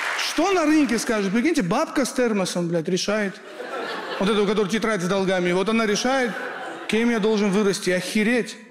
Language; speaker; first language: Russian; early bilingual, other home language; Kurdish